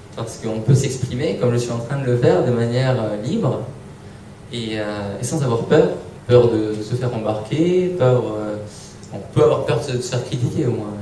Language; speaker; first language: French; early bilingual, other home language; Persian